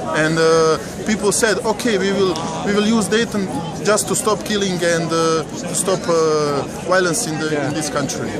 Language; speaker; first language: English; non-native, learner; Bosnian